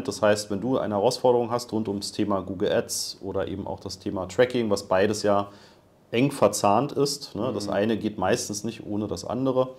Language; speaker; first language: German; native; German